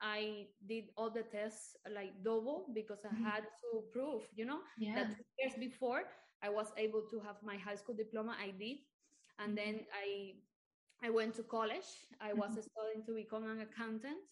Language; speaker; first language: English; non-native, fluent; Spanish